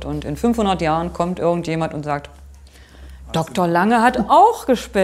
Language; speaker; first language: German; native; German